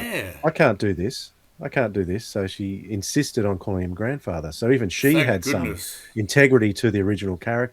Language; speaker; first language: English; native; English